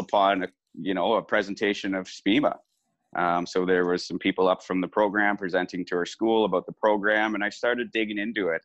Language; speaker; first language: English; native; English